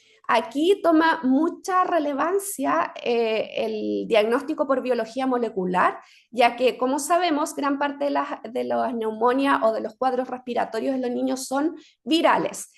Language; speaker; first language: Spanish; native; Spanish